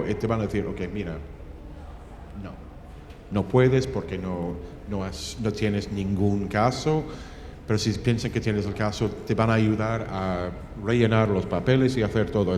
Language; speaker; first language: Spanish; non-native, fluent; English